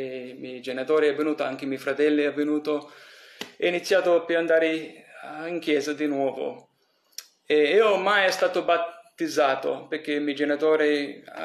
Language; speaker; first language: Italian; early bilingual, heritage; English